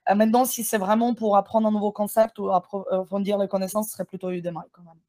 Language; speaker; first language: French; non-native, fluent; Ukrainian